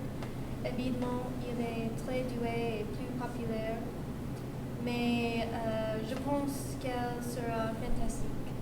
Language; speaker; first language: French; non-native, learner; English